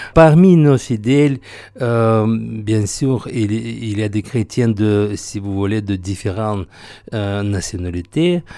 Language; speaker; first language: French; non-native, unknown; Russian